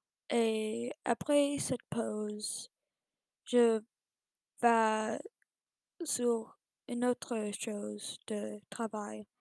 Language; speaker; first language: French; non-native, learner; English